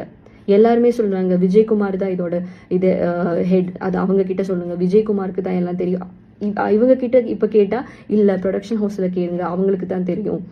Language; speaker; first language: Tamil; non-native, local second language; Malayalam